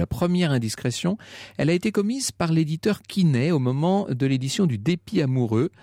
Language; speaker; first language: French; native; French